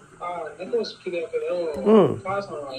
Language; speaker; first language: Japanese; non-native, learner; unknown